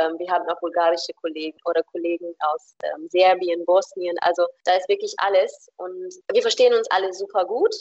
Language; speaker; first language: German; non-native, fluent; Romanian